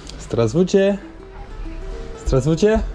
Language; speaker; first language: Russian; non-native, learner; Polish